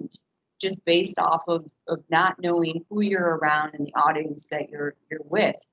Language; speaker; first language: English; native; English